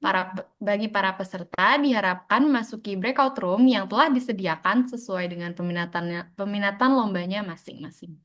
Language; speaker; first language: Indonesian; native; Indonesian